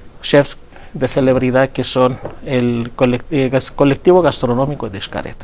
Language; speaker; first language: Spanish; non-native, fluent; Greek